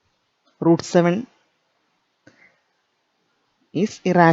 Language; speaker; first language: English; non-native, local second language; Malayalam